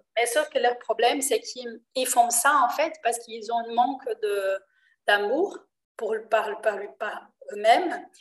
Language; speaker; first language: French; non-native, fluent; Portuguese